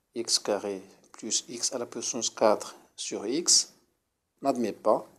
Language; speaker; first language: French; non-native, local second language; Arabic